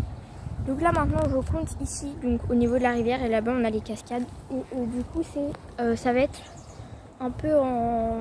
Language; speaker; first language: French; native; French